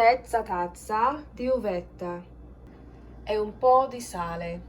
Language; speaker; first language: Italian; non-native, learner; English